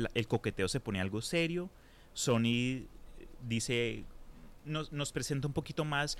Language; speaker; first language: Spanish; early bilingual, heritage; Spanish